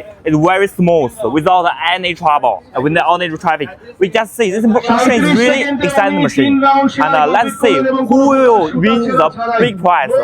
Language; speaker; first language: English; non-native, learner; Chinese